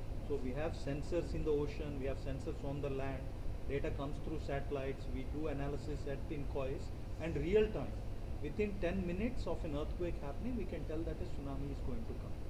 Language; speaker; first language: English; non-native, local second language; Tamil